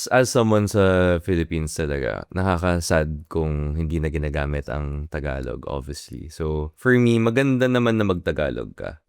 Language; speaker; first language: Filipino; native; Filipino